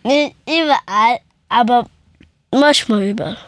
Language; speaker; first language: German; early bilingual, other home language; Persian